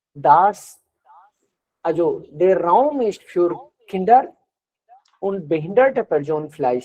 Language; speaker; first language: German; non-native, fluent; Hindi